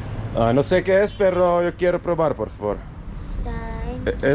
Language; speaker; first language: Spanish; non-native, learner; Finnish